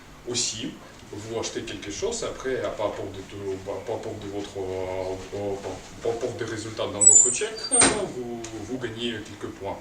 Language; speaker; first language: French; non-native, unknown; Russian